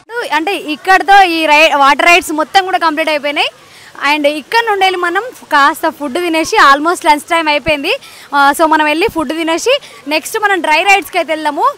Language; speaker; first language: Telugu; native; Telugu